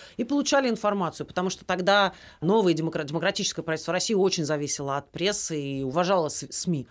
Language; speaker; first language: Russian; native; Russian